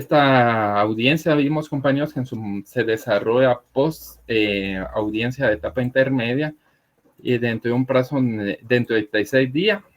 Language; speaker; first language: Spanish; native; Spanish